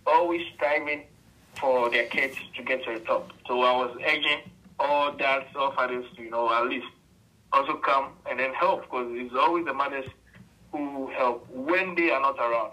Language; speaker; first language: English; non-native, local second language; Akan